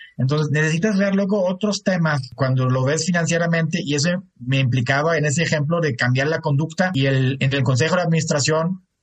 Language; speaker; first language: Spanish; non-native, fluent; German